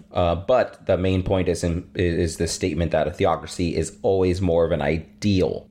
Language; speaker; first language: English; native; English